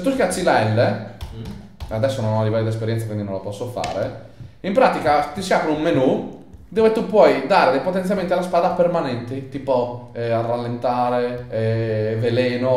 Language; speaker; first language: Italian; native; Italian